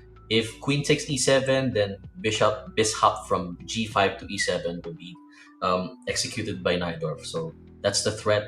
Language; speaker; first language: English; non-native, local second language; Filipino